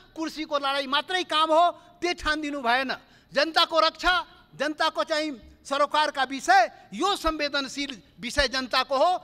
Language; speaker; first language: Nepali; non-native, local second language; Maithili